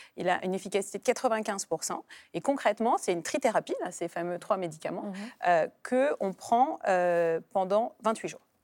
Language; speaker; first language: French; native; French